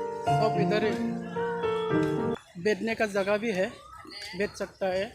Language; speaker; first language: Hindi; non-native, local second language; Bodo